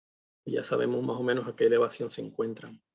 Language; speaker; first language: Spanish; native; Spanish